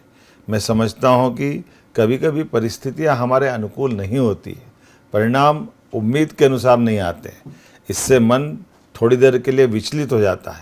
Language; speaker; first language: Hindi; native; Hindi